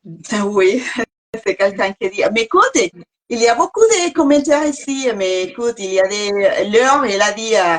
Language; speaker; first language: French; non-native, learner; Spanish